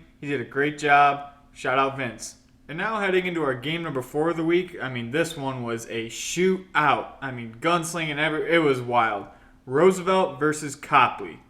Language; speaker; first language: English; native; English